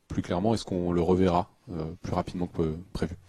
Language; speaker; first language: French; native; French